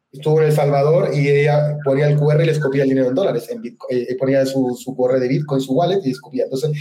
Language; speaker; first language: Spanish; native; Spanish